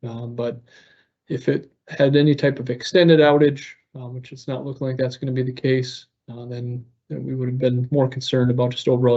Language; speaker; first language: English; native; English